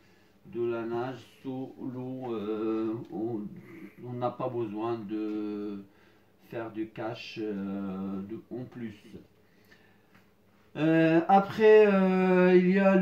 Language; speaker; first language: French; non-native, fluent; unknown